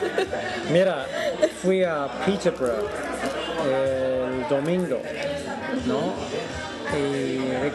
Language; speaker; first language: Spanish; non-native, fluent; English